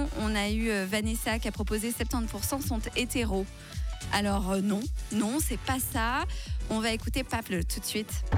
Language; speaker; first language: French; native; French